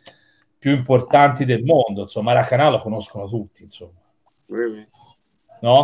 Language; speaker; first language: Italian; native; Italian